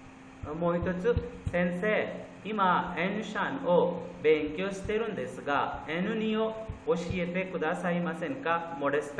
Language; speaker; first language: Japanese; non-native, fluent; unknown